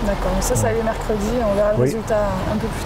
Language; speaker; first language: French; native; French